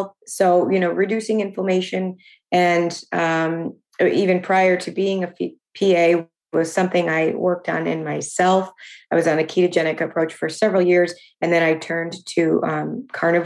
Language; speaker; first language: English; native; English